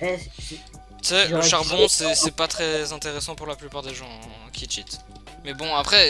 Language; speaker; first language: French; native; French